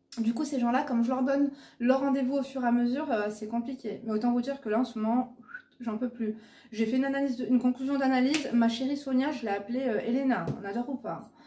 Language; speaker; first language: French; native; French